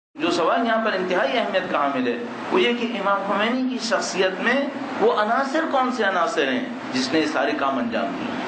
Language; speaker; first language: Urdu; native; Urdu